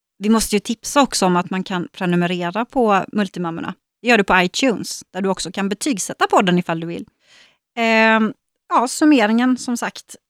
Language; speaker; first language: Swedish; native; Swedish